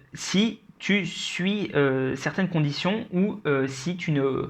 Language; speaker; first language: French; native; French